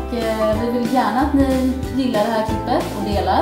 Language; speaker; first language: Swedish; native; Swedish